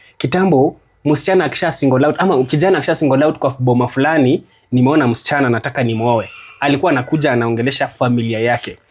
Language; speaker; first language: Swahili; native; Swahili